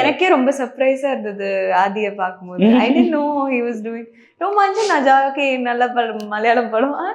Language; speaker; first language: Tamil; non-native, local second language; Malayalam